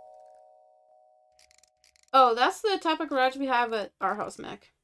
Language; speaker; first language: English; native; English